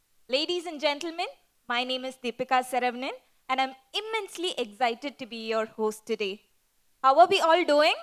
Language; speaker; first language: English; non-native, local second language; Tamil